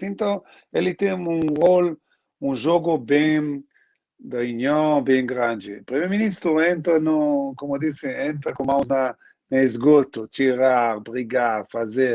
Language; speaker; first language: Portuguese; non-native, learner; Hebrew